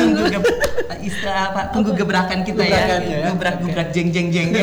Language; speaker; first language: Indonesian; non-native, local second language; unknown